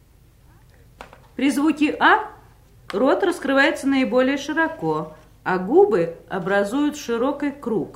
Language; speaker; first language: Russian; native; Russian